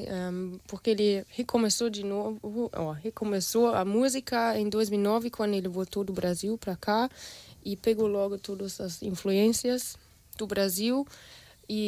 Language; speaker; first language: Portuguese; non-native, fluent; German